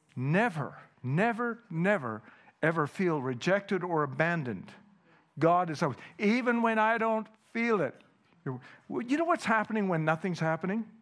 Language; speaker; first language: English; non-native, fluent; Dutch